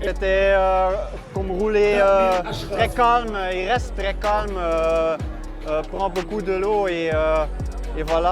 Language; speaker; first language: French; non-native, fluent; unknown